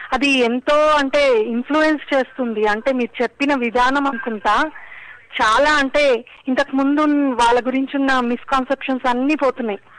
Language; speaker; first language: Telugu; native; Telugu